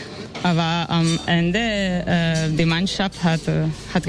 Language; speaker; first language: German; non-native, learner; Spanish